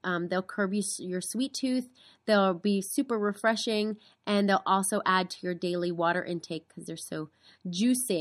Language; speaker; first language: English; native; English